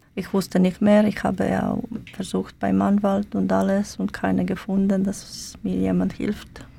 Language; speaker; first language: German; non-native, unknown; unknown